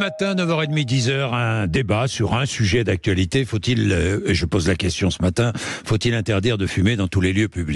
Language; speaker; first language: French; native; French